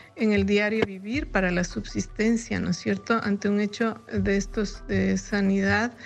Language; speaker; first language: Spanish; native; Spanish